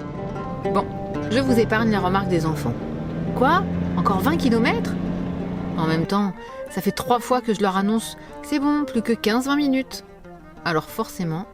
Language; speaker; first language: French; native; French